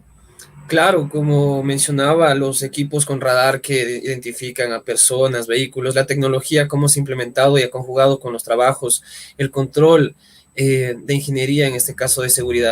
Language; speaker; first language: Spanish; native; Spanish